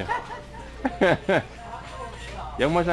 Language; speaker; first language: Polish; non-native, learner; English